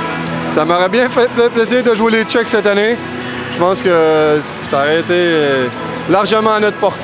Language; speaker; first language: French; native; French